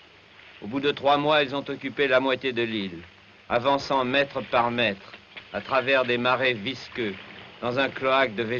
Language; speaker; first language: French; native; French